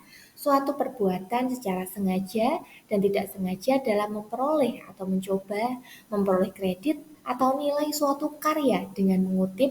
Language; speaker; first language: Indonesian; native; Indonesian